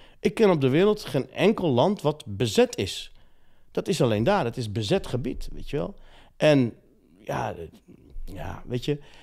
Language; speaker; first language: Dutch; early bilingual, other home language; Riffian